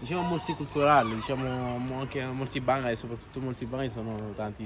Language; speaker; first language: Italian; non-native, fluent; Arabic